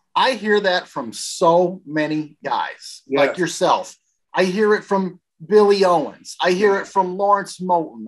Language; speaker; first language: English; native; English